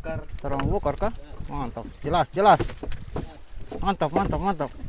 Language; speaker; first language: Malay; native; Malay